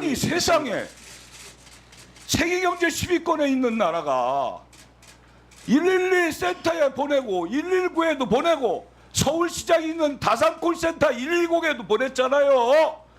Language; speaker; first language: Korean; native; Korean